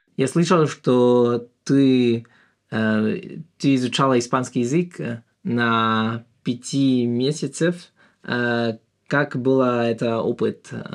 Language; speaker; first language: Russian; non-native, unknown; Spanish